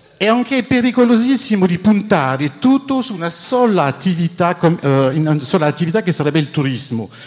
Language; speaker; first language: Italian; non-native, fluent; French